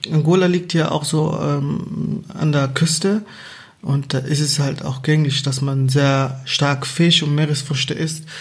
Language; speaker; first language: German; non-native, fluent; Portuguese